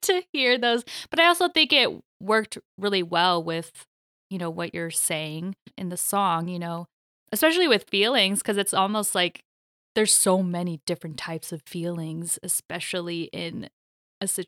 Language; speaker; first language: English; native; English